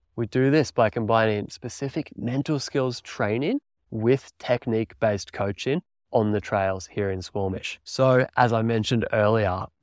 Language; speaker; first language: English; native; English